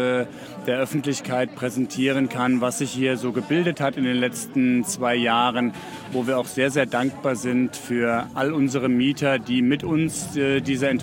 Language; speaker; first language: German; native; German